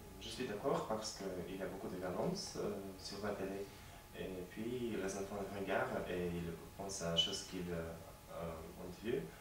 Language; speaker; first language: French; non-native, learner; Latvian